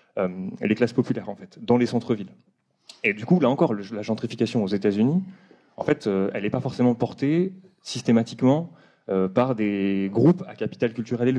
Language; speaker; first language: French; native; French